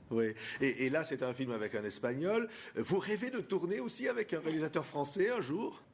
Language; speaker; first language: French; native; French